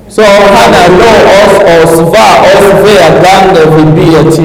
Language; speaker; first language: Swedish; non-native, learner; French